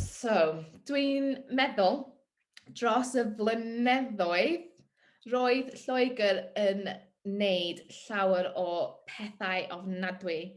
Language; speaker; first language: Welsh; non-native, learner; English